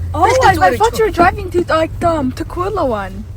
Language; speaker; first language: English; early bilingual, other home language; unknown